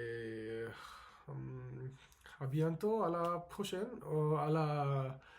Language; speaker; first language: French; non-native, learner; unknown